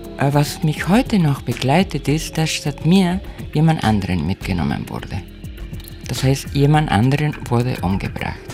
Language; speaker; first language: German; non-native, fluent; Spanish